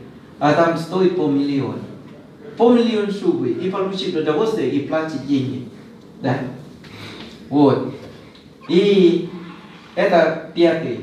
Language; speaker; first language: Russian; non-native, fluent; Thai